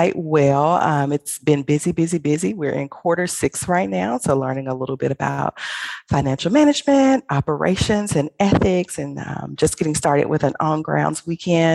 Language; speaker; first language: English; native; English